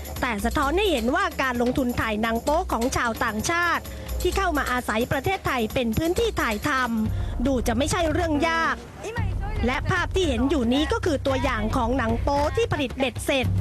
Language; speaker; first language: Thai; native; Thai